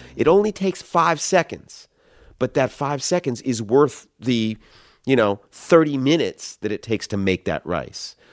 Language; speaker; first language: English; native; English